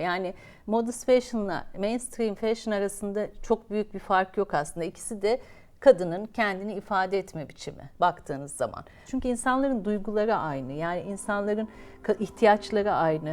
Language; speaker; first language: Turkish; native; Turkish